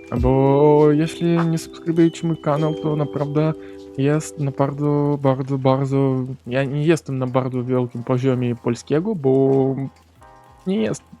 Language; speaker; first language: Polish; non-native, learner; Ukrainian